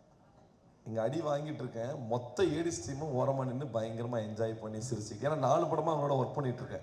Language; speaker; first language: Tamil; native; Tamil